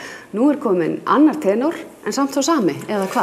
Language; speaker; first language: Icelandic; native; Icelandic